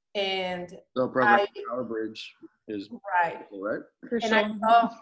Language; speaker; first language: English; non-native, fluent; Spanish